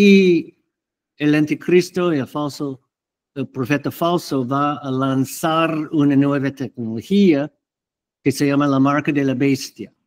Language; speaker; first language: Spanish; non-native, fluent; English